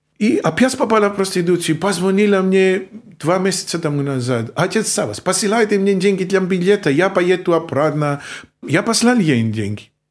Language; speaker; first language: Russian; non-native, fluent; Greek